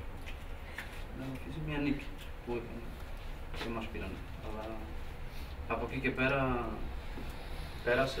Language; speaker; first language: Greek; non-native, learner; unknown